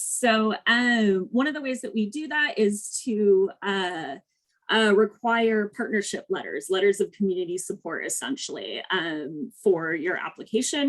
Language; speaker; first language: English; native; English